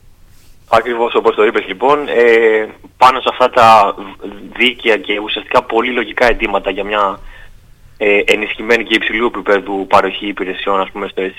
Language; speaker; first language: Greek; native; Greek